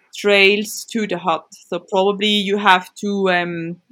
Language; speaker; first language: English; non-native, fluent; Swiss German